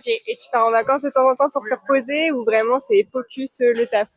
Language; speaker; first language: French; native; French